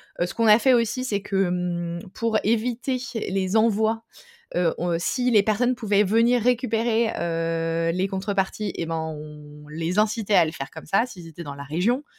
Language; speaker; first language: French; native; French